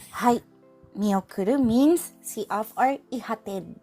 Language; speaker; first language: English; non-native, local second language; Filipino